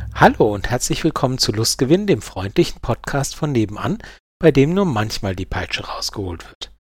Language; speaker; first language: German; native; German